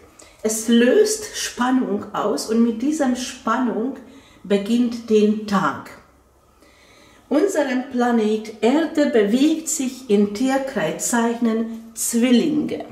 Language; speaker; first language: German; non-native, fluent; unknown